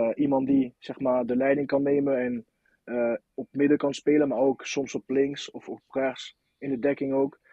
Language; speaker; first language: Dutch; non-native, fluent; French